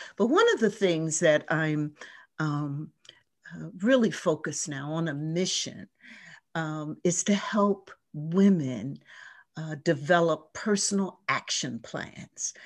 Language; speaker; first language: English; native; English